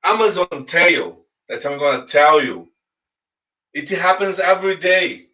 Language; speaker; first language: English; non-native, fluent; Portuguese